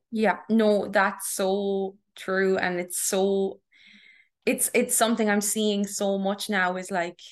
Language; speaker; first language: English; native; English